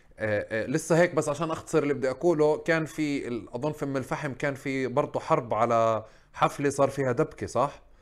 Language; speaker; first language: Arabic; native; Arabic